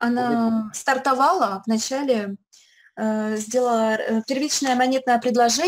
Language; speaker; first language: Russian; native; Russian